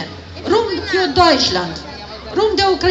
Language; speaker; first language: German; non-native, fluent; Ukrainian